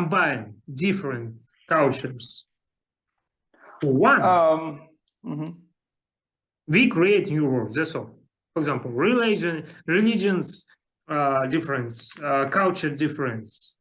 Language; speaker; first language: English; non-native, learner; Russian